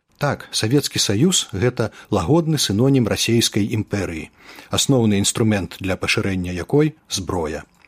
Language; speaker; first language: Belarusian; native; Belarusian